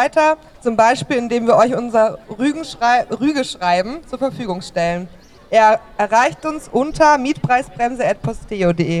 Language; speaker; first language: German; native; German